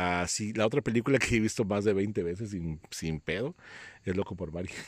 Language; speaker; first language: Spanish; native; Spanish